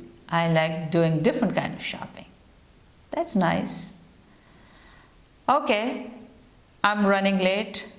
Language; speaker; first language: English; non-native, fluent; Urdu